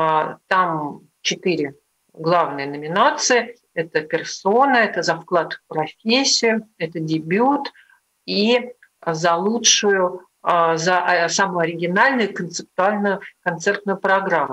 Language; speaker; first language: Russian; native; Russian